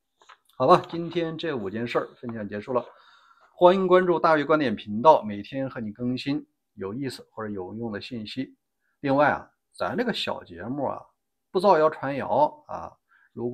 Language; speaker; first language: Chinese; native; Chinese